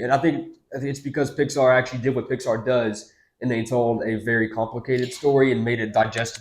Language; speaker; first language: English; native; English